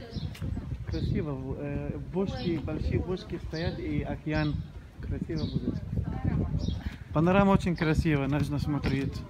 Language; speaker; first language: Russian; non-native, learner; Arabic